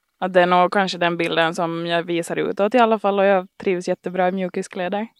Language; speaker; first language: Swedish; native; Swedish